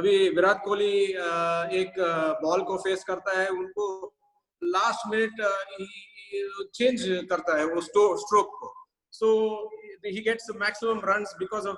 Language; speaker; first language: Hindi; non-native, local second language; Tamil